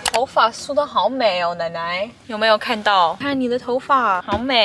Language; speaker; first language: Chinese; early bilingual, heritage; English